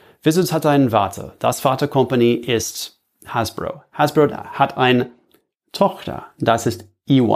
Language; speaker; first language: German; non-native, learner; English